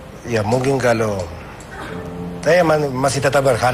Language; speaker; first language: Indonesian; non-native, fluent; Spanish